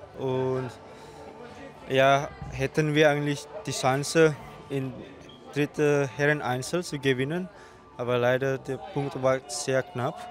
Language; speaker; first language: German; non-native, learner; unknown